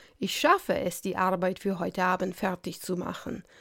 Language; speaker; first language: German; non-native, fluent; Italian